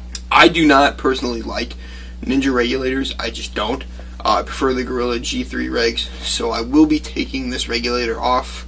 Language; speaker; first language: English; native; English